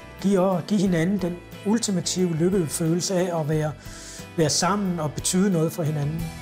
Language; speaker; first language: Danish; native; Danish